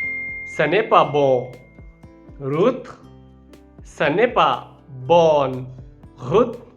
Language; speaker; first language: French; non-native, fluent; Hindi